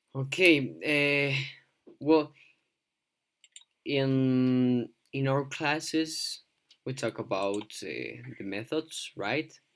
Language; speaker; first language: English; non-native, fluent; Spanish